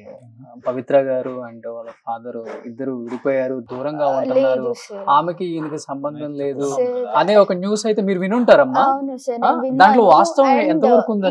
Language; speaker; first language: Telugu; native; Telugu